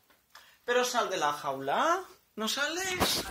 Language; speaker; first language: Spanish; native; Spanish